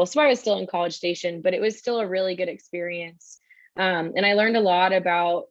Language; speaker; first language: English; native; English